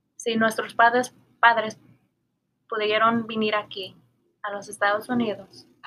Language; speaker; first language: Spanish; early bilingual, heritage; Spanish